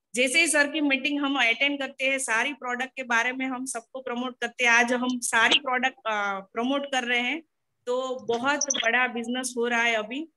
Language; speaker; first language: Hindi; non-native, local second language; Gujarati